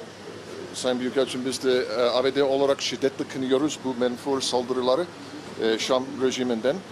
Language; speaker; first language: Turkish; non-native, fluent; English